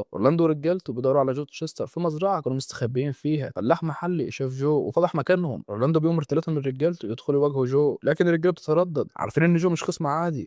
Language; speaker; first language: Arabic; native; Arabic